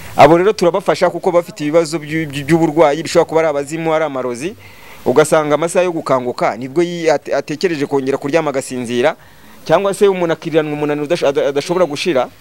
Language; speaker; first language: Kinyarwanda; native; Kinyarwanda